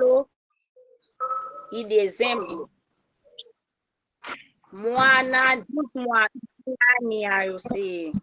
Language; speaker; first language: French; non-native, local second language; Haitian Creole